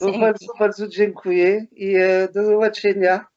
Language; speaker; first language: Polish; non-native, learner; French